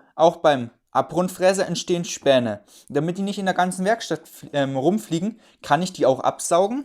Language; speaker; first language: German; native; German